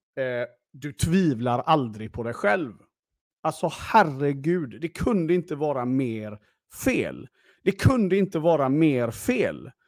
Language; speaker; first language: Swedish; early bilingual, other home language; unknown